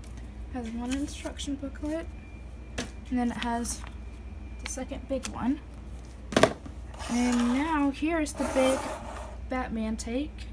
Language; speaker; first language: English; native; English